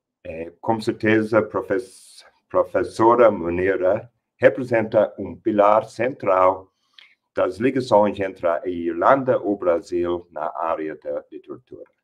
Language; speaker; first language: Portuguese; non-native, fluent; English